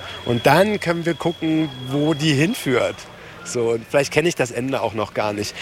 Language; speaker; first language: German; native; German